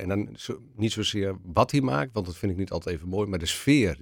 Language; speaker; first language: Dutch; native; Dutch